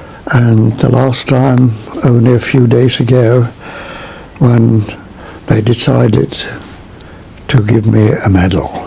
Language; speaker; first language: English; non-native, fluent; Czech